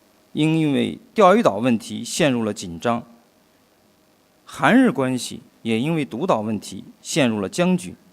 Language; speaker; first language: Chinese; native; Chinese